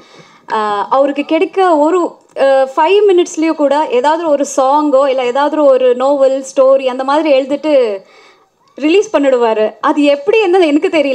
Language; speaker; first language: Tamil; non-native, local second language; Kannada